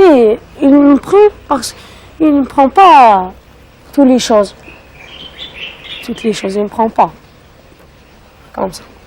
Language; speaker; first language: French; non-native, learner; Arabic